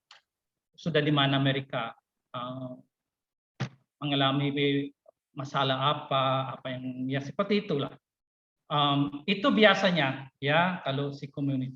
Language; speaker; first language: Indonesian; non-native, fluent; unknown